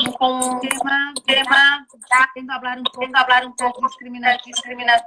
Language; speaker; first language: Spanish; non-native, learner; Portuguese